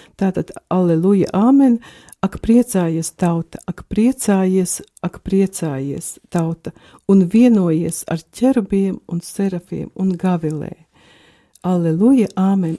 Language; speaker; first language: Latvian; native; Latvian